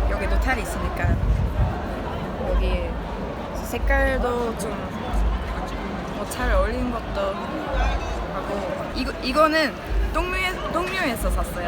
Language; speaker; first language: Korean; non-native, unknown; Swedish